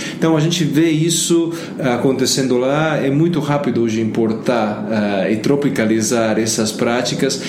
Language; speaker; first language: Portuguese; non-native, fluent; Italian